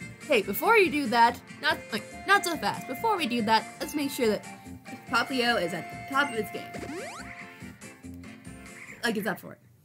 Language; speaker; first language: English; native; English